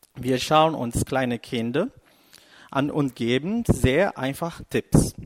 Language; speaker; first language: German; non-native, fluent; Portuguese